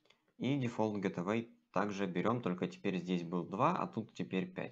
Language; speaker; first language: Russian; native; Russian